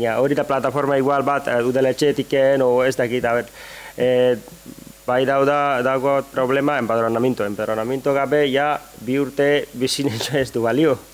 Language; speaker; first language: Basque; non-native, learner; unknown